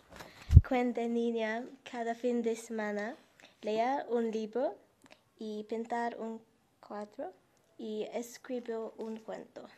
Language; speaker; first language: Spanish; non-native, learner; English